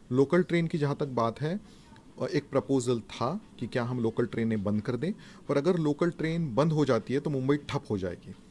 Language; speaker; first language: Hindi; non-native, local second language; Marathi